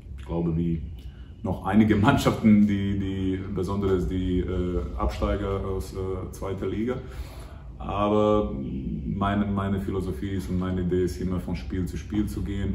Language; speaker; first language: German; non-native, fluent; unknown